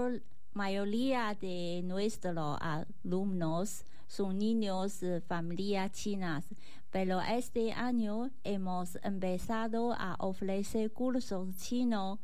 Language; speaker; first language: Spanish; non-native, learner; Chinese